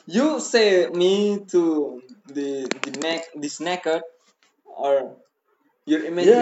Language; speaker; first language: English; non-native, learner; Indonesian